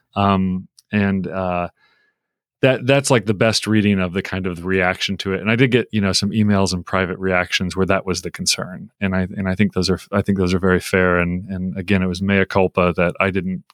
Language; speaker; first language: English; native; English